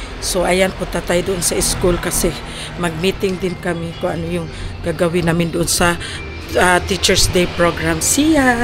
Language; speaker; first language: Filipino; non-native, local second language; Cebuano